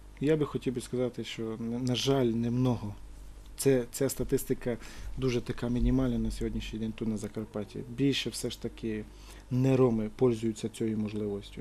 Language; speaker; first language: Ukrainian; non-native, local second language; Romany